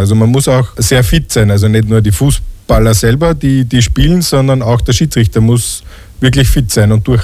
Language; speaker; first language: German; native; German